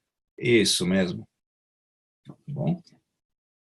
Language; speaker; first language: Portuguese; non-native, fluent; English